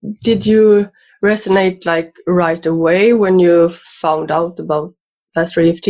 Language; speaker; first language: English; non-native, fluent; Swedish